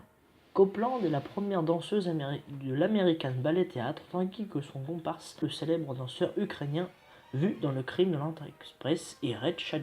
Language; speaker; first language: French; native; French